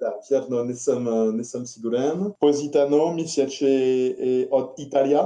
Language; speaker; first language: Bulgarian; non-native, learner; French